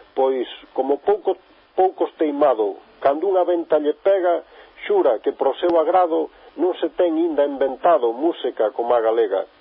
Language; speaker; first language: Galician; native; Galician